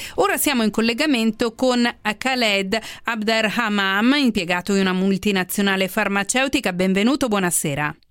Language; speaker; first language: Italian; native; Italian